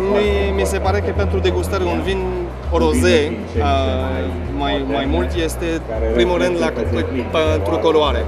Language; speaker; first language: Romanian; non-native, fluent; French